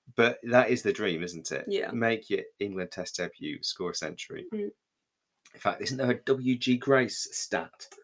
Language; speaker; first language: English; native; English